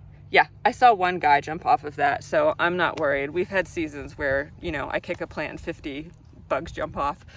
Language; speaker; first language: English; native; English